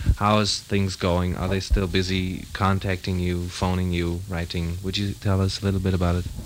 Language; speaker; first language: English; non-native, fluent; German